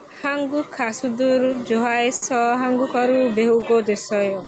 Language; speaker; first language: Korean; non-native, learner; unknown